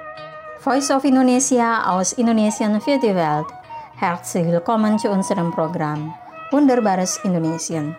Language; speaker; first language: German; non-native, fluent; Indonesian